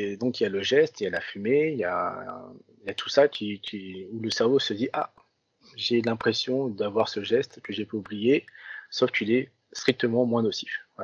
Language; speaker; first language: French; early bilingual, other home language; Vietnamese